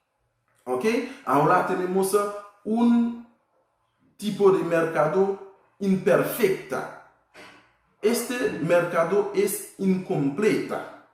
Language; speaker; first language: Spanish; non-native, fluent; Haitian Creole